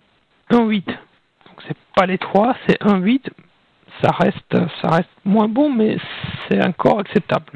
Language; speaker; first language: French; non-native, fluent; Russian